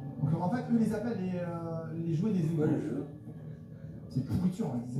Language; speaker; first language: French; native; French